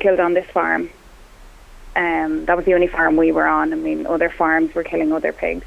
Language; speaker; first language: English; non-native, local second language; Irish